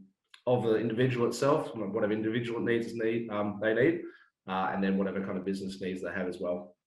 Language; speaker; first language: English; native; English